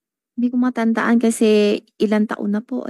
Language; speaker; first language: Filipino; non-native, learner; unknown